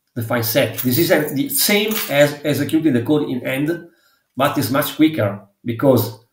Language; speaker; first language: English; non-native, fluent; Italian